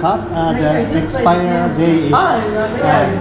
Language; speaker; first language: English; non-native, learner; Japanese